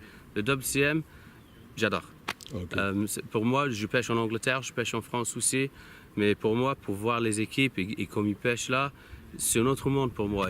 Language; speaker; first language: French; non-native, learner; English